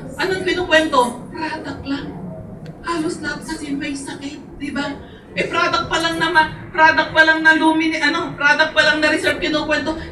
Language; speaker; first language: Filipino; native; Filipino